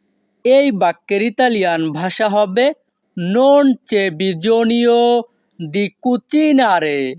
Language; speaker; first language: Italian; non-native, fluent; Bangla